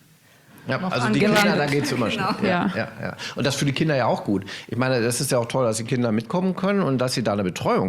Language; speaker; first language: German; native; German